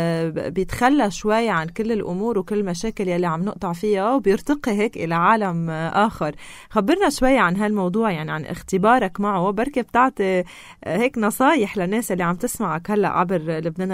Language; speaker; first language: Arabic; native; Arabic